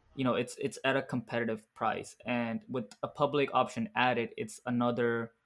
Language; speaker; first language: English; early bilingual, other home language; Arabic